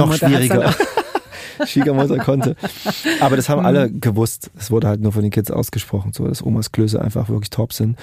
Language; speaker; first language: German; native; German